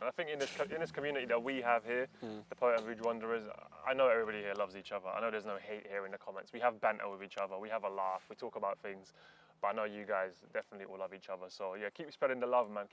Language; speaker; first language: English; early bilingual, other home language; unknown